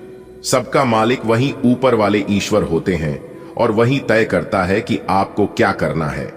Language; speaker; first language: Hindi; native; Hindi